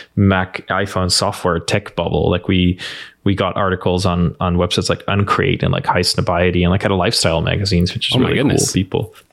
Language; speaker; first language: English; non-native, fluent; Dutch